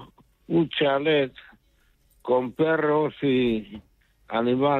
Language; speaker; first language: Spanish; non-native, local second language; Basque